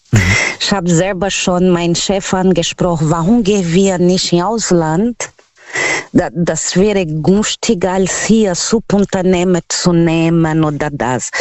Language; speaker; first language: German; non-native, learner; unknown